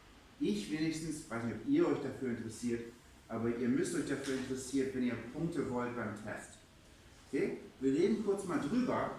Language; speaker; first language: German; non-native, fluent; English